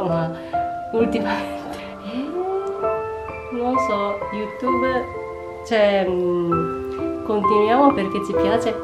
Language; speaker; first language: Italian; non-native, fluent; Japanese